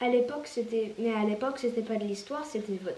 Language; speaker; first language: French; early bilingual, other home language; English